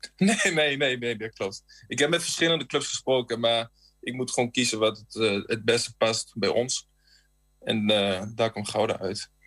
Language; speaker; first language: Dutch; native; Dutch